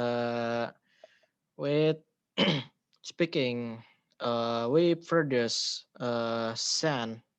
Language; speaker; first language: English; non-native, learner; Indonesian